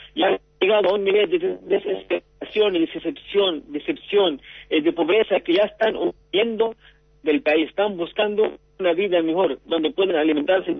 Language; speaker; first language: Spanish; non-native, fluent; Arabic